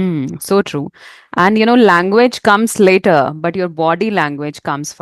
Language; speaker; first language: English; non-native, fluent; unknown